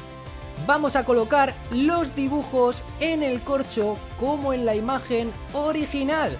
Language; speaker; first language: Spanish; native; Spanish